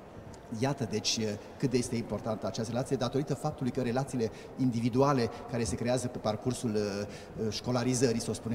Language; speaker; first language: Romanian; native; Romanian